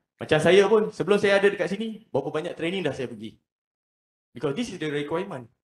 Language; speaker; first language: English; non-native, local second language; Malay